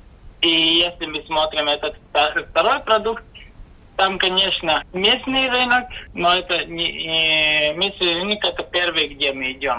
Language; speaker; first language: Russian; non-native, local second language; Latvian